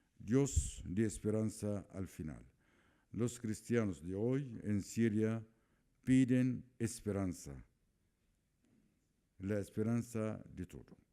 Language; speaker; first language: Spanish; non-native, fluent; Arabic